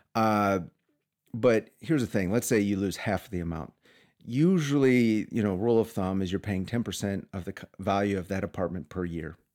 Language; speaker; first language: English; native; English